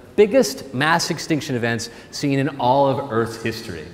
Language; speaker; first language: English; native; English